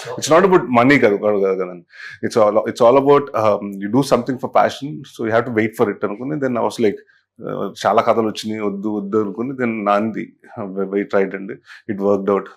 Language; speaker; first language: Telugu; native; Telugu